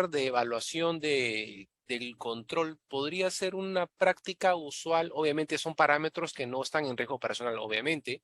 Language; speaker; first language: Spanish; native; Spanish